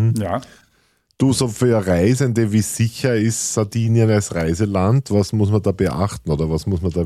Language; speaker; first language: German; native; German